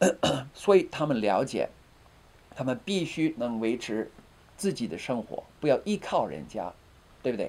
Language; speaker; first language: Chinese; non-native, fluent; English